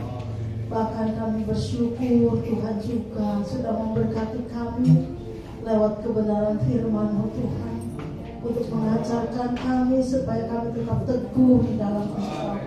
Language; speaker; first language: Indonesian; native; Indonesian